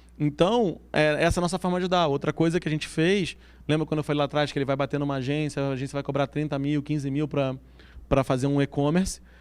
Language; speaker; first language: Portuguese; native; Portuguese